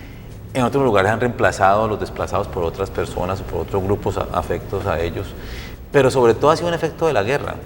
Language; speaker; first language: Spanish; native; Spanish